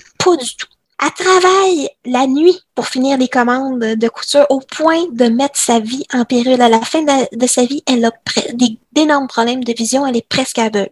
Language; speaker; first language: French; native; French